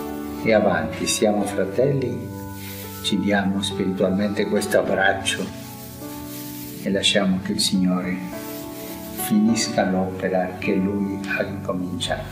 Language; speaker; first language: Italian; non-native, fluent; Spanish